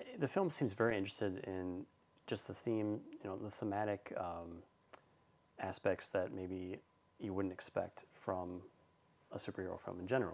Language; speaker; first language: English; native; English